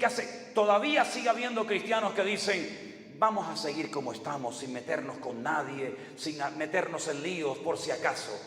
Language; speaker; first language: Spanish; native; Spanish